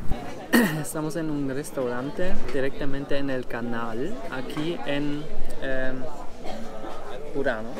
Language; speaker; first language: Spanish; non-native, learner; German